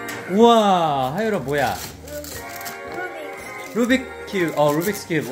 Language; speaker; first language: Korean; native; Korean